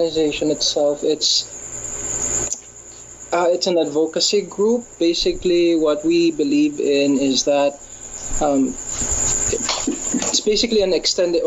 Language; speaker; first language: English; non-native, local second language; Hiligaynon